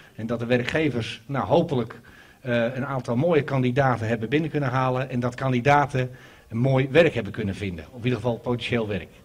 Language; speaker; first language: Dutch; native; Dutch